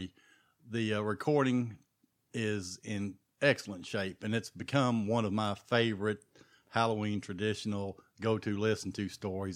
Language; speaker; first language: English; native; English